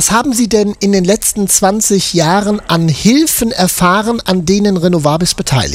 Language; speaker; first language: German; native; German